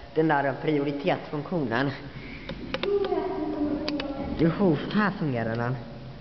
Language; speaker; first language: Swedish; native; Swedish